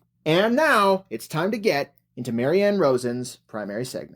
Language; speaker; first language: English; native; English